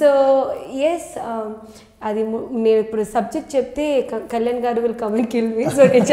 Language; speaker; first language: Telugu; non-native, learner; Malayalam